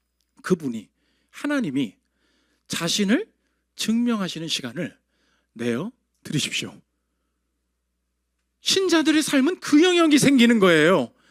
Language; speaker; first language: Korean; native; Korean